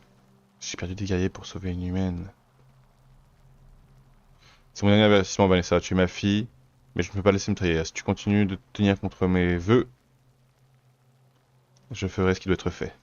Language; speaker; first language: French; native; French